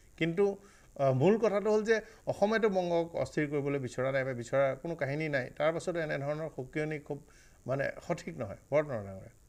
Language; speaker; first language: Assamese; native; Assamese